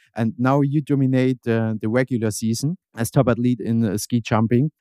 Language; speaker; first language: English; non-native, fluent; German